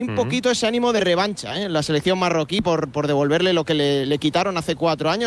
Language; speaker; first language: Spanish; native; Spanish